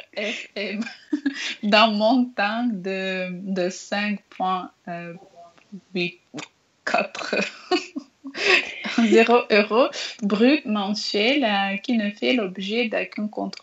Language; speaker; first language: French; non-native, learner; Russian